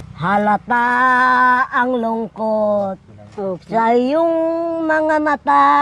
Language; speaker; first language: Filipino; native; Filipino